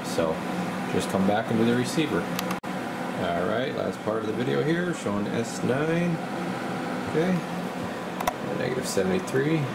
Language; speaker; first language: English; native; English